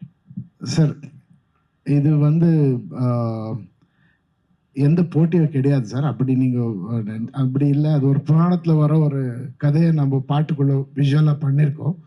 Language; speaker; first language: Tamil; non-native, fluent; Kannada